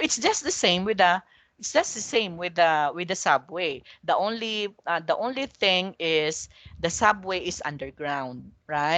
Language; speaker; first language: English; non-native, local second language; Filipino